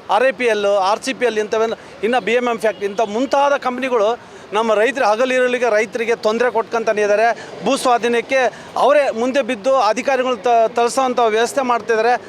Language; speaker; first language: Kannada; native; Kannada